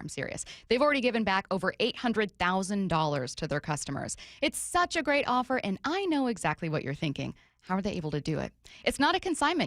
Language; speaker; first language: English; native; English